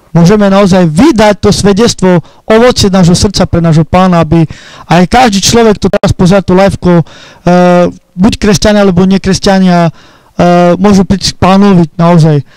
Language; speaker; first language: Slovak; non-native, local second language; Romany